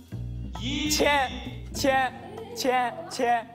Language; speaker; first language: Chinese; native; Chinese